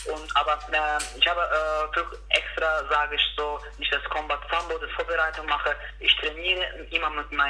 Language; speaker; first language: German; non-native, learner; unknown